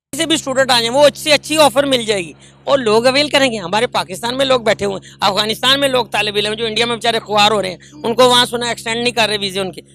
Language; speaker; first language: Hindi; native; Hindi